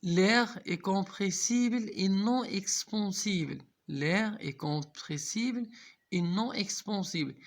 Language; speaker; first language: French; non-native, local second language; Arabic